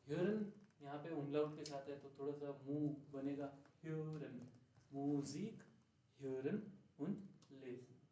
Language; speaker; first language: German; non-native, fluent; Hindi